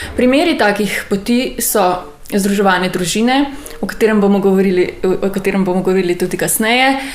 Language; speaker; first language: Slovenian; native; Slovenian